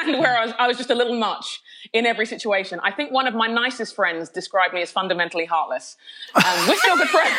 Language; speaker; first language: English; native; English